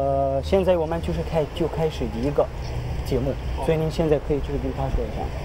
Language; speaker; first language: Chinese; non-native, fluent; Arabic